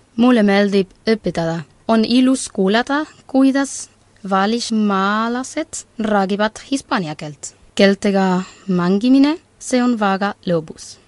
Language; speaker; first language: Estonian; non-native, learner; Spanish